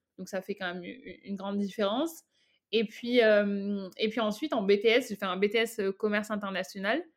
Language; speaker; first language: French; native; French